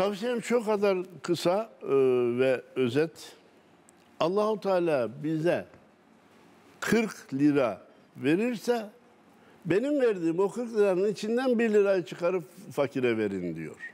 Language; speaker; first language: Turkish; native; Turkish